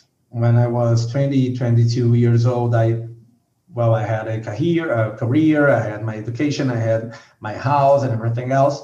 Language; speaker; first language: English; non-native, fluent; Portuguese